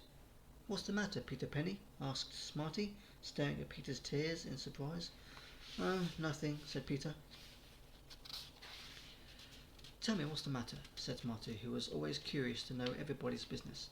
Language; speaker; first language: English; native; English